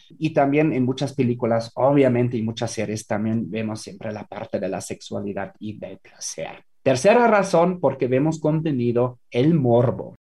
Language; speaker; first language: Spanish; non-native, fluent; German